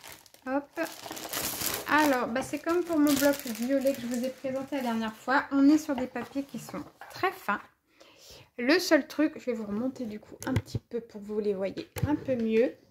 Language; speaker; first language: French; native; French